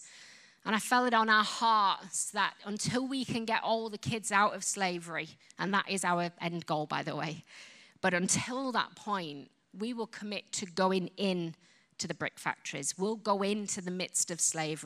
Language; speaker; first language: English; native; English